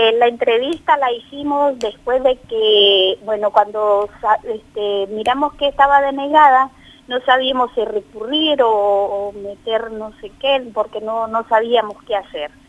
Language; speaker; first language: Spanish; native; Spanish